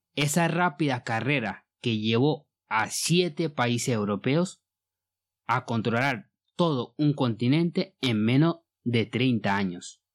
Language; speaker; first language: Spanish; non-native, fluent; Bambara